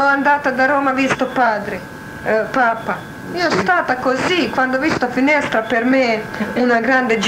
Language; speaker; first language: Italian; non-native, learner; Croatian